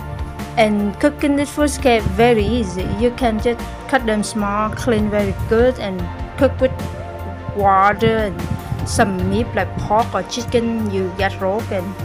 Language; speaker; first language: English; non-native, learner; Vietnamese